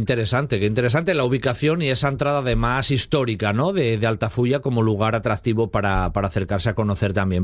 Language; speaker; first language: Spanish; native; Spanish